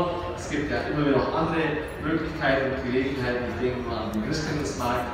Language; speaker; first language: German; native; German